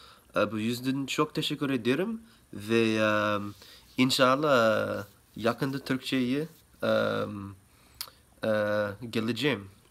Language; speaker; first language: Turkish; non-native, learner; English